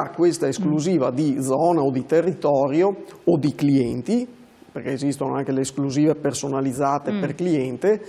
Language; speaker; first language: Italian; native; Italian